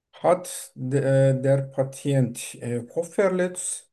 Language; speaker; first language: German; non-native, fluent; Turkish